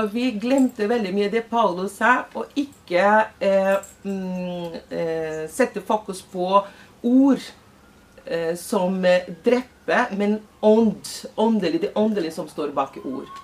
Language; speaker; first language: Norwegian; non-native, fluent; Portuguese